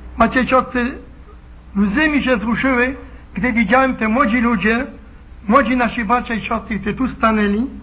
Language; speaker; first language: Polish; early bilingual, heritage; Polish